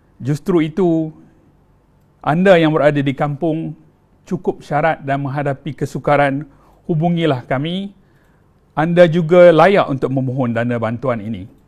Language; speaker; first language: Malay; native; Malay